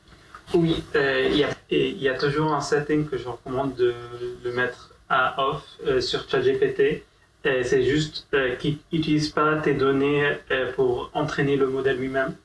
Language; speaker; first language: French; non-native, fluent; Arabic